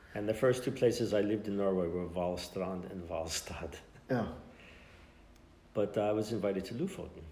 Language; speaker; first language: Norwegian; non-native, fluent; English